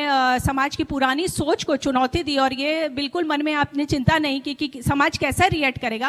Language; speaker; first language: Hindi; native; Hindi